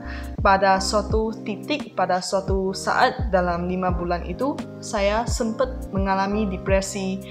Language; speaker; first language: Indonesian; non-native, fluent; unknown